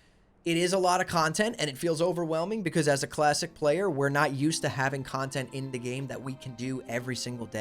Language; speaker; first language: English; native; English